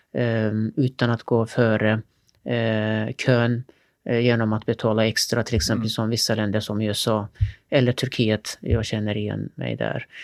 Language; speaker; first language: Swedish; non-native, fluent; Turkish